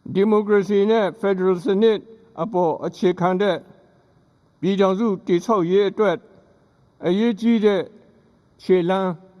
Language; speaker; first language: Burmese; non-native, local second language; S'gaw Karen